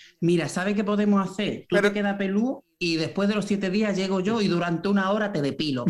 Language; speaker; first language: Spanish; native; Spanish